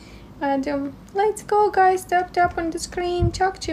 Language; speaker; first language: English; non-native, learner; Ukrainian